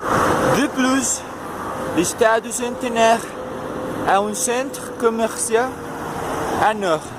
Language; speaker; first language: French; non-native, learner; Spanish